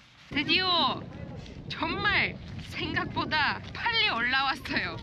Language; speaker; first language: Korean; non-native, fluent; Russian